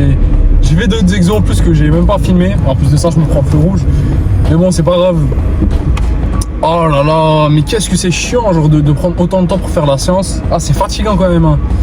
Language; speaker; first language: French; native; French